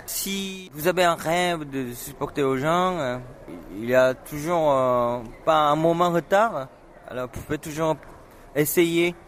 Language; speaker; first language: French; non-native, fluent; Korean